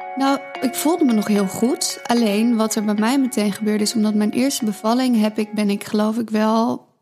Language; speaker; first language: Dutch; native; Dutch